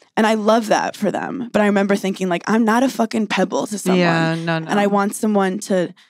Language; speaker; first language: English; native; English